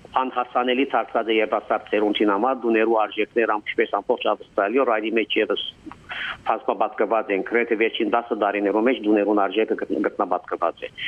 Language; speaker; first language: Armenian; early bilingual, heritage; Armenian